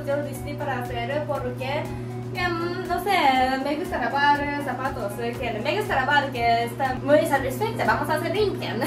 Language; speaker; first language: Spanish; non-native, learner; Japanese